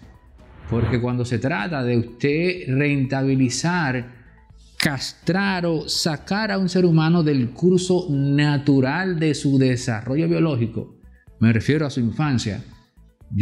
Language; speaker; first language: Spanish; native; Spanish